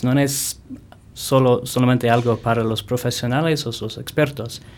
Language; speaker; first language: Spanish; non-native, fluent; English